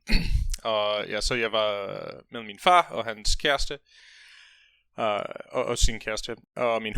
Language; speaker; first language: Danish; non-native, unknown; English